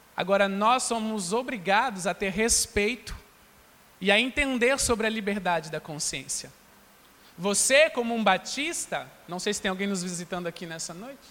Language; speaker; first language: Portuguese; native; Portuguese